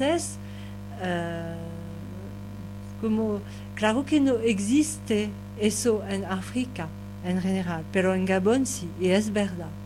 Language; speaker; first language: Spanish; non-native, learner; French